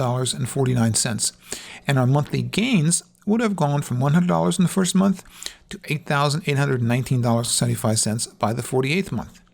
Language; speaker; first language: English; native; English